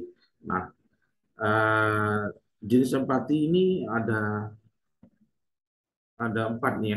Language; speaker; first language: Indonesian; native; Indonesian